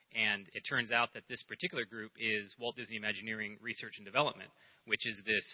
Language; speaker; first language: English; native; English